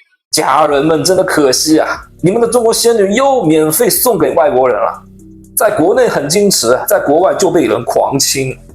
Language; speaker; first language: Chinese; native; Chinese